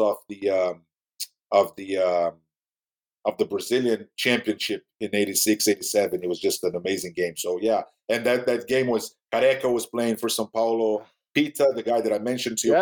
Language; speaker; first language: English; non-native, fluent; Portuguese